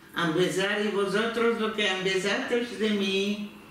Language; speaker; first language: Spanish; early bilingual, heritage; Turkish